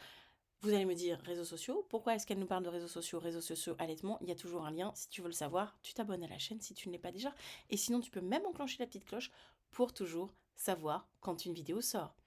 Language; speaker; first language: French; native; French